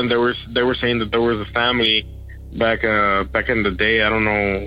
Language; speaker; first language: English; native; English